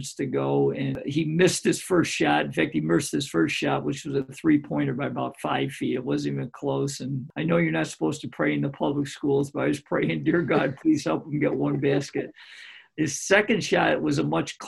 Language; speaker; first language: English; native; English